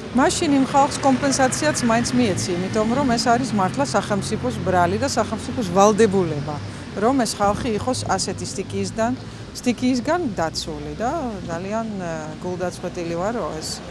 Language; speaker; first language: Georgian; non-native, fluent; Dutch